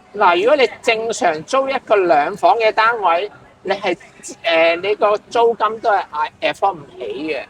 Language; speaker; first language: Cantonese; native; Cantonese